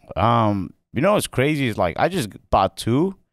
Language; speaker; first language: English; native; English